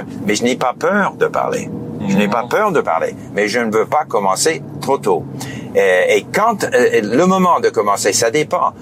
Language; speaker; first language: French; non-native, fluent; English